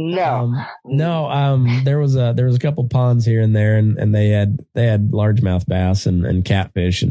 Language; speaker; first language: English; native; English